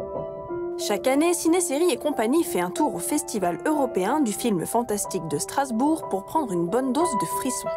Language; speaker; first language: French; native; French